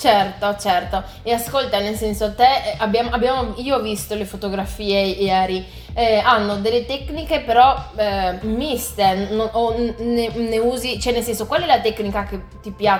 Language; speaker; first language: Italian; native; Italian